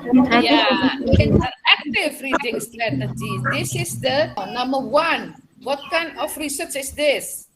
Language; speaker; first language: English; non-native, fluent; Javanese